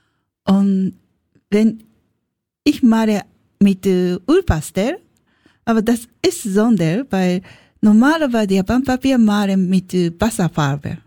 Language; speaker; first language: German; non-native, learner; Japanese